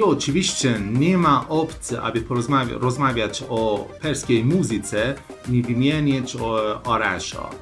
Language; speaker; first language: Polish; non-native, learner; Persian